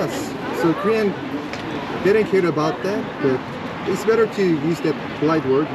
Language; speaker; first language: English; non-native, fluent; Korean